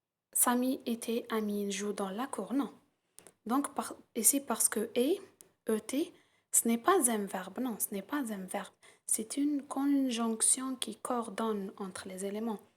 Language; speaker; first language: French; non-native, local second language; Arabic